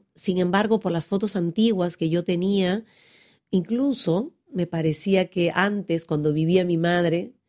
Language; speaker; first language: Spanish; native; Spanish